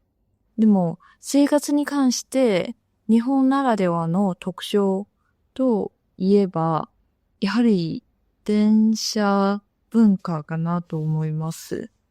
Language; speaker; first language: Japanese; non-native, fluent; Chinese